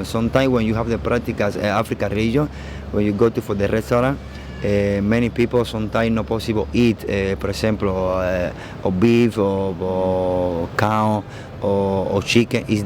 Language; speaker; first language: English; non-native, learner; Spanish